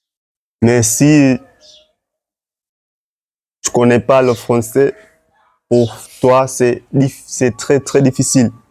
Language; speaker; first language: French; non-native, learner; Swahili